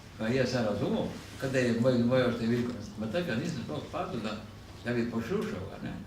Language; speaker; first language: Slovenian; native; Slovenian